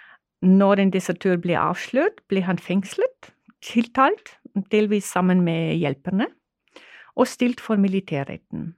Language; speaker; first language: Norwegian; non-native, fluent; German